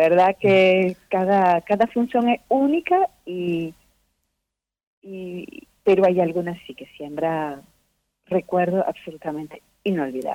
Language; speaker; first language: Spanish; non-native, fluent; French